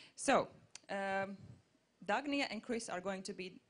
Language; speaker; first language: English; non-native, fluent; Latvian